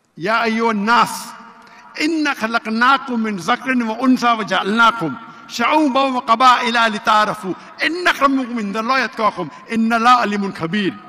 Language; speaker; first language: Urdu; non-native, local second language; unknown